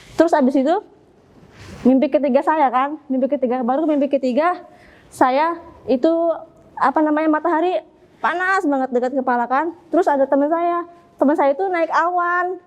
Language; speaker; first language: Indonesian; native; Indonesian